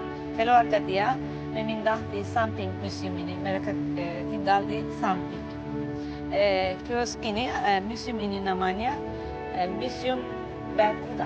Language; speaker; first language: Indonesian; non-native, fluent; Turkish